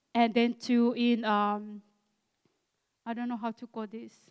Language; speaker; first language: English; non-native, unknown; Akha